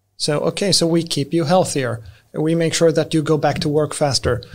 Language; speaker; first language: English; non-native, fluent; Swedish